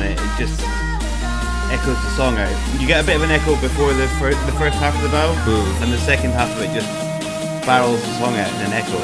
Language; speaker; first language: English; native; English